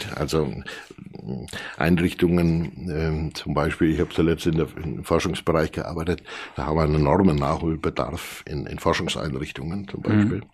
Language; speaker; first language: German; native; German